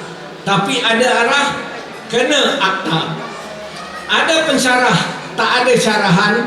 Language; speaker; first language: Malay; native; Malay